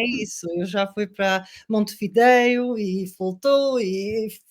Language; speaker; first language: Portuguese; non-native, learner; Dutch